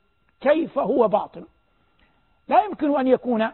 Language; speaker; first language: Arabic; native; Arabic